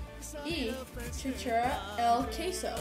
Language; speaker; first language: Spanish; non-native, learner; English